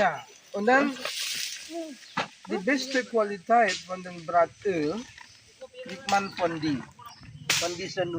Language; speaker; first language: German; non-native, learner; Indonesian